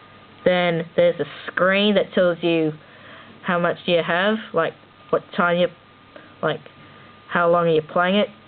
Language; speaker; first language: English; native; English